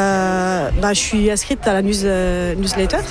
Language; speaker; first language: French; native; French